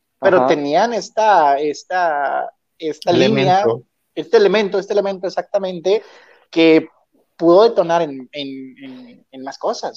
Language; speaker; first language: Spanish; native; Spanish